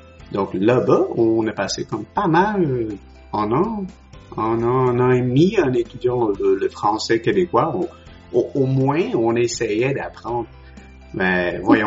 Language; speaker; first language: French; non-native, learner; Portuguese